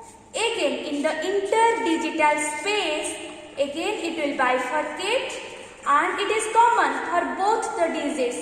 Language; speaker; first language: English; non-native, local second language; Hindi